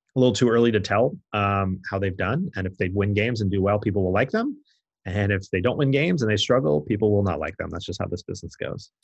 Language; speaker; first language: English; native; English